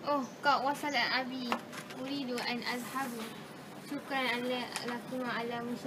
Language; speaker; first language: Arabic; non-native, learner; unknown